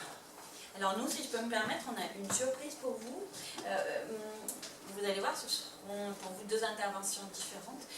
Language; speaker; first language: French; native; French